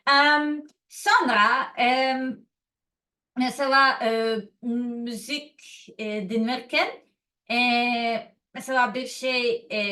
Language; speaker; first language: Turkish; non-native, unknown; Serbian